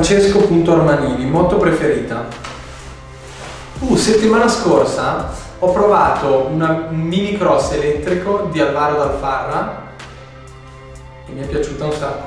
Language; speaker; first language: Italian; native; Italian